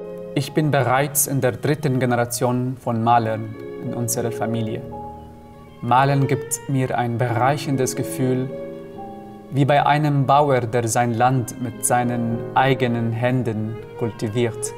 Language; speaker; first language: German; non-native, fluent; Arabic